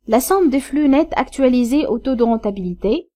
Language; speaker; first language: French; non-native, local second language; Arabic